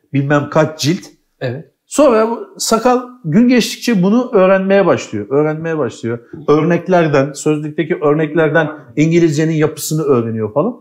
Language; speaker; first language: Turkish; native; Turkish